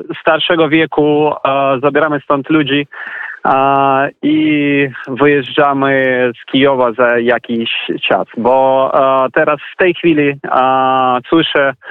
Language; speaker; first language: Polish; non-native, fluent; Ukrainian